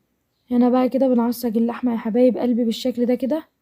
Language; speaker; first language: Arabic; native; Arabic